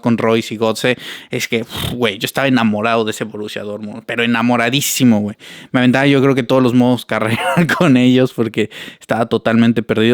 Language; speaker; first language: Spanish; native; Spanish